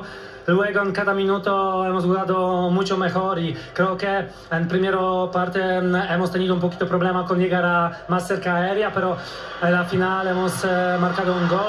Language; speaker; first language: Spanish; non-native, learner; Polish